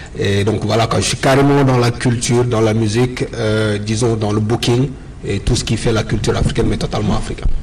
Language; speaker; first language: French; non-native, local second language; Wolof